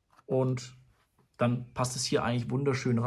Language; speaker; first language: German; native; German